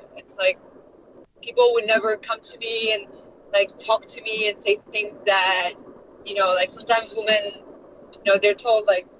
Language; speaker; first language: English; non-native, fluent; French